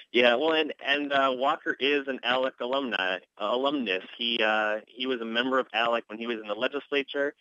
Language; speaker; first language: English; native; English